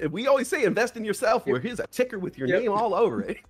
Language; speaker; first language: English; native; English